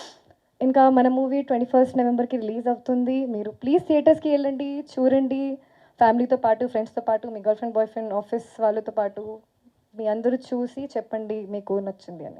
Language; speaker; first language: Telugu; non-native, fluent; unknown